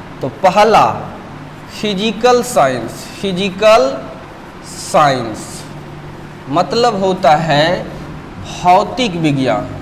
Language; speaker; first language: Hindi; native; Hindi